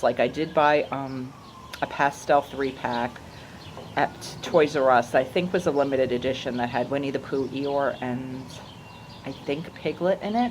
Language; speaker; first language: English; native; English